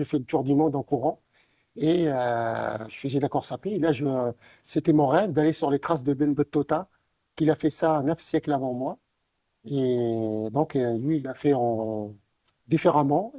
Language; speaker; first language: French; non-native, local second language; Arabic